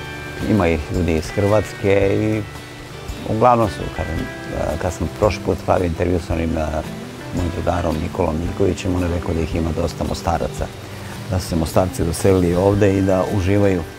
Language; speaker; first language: Croatian; native; Croatian